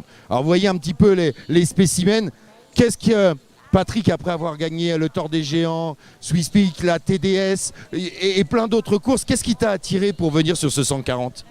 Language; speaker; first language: French; native; French